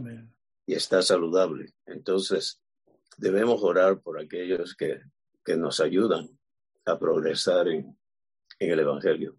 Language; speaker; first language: Spanish; native; Spanish